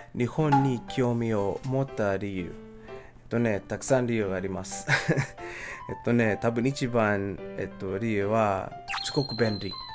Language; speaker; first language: Japanese; non-native, learner; English